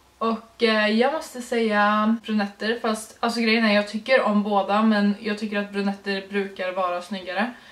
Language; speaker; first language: Swedish; early bilingual, other home language; Norwegian